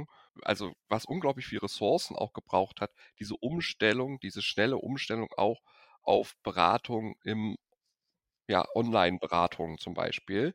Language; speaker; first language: German; native; German